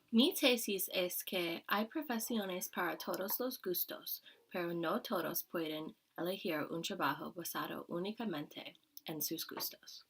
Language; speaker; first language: Spanish; non-native, learner; English